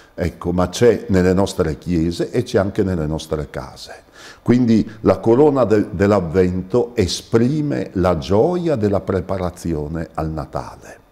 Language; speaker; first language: Italian; native; Italian